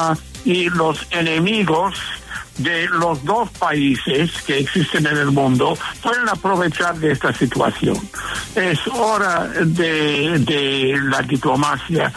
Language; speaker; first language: Spanish; non-native, fluent; English